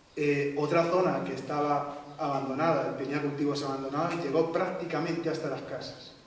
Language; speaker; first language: Spanish; native; Spanish